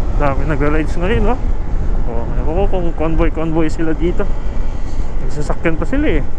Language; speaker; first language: Filipino; native; Filipino